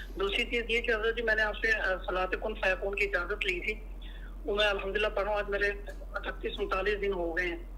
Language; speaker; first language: Urdu; native; Urdu